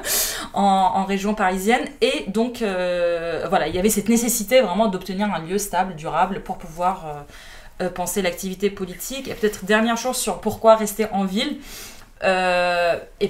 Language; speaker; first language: French; non-native, fluent; Arabic